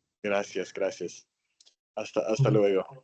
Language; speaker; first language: Spanish; non-native, learner; Greek